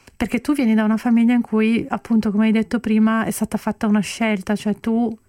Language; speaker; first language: Italian; native; Italian